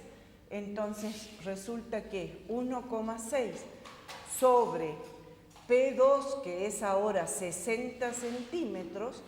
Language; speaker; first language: Spanish; native; Spanish